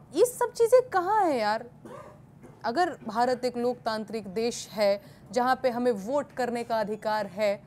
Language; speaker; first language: Hindi; native; Hindi